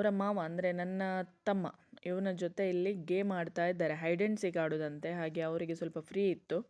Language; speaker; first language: Kannada; non-native, local second language; Konkani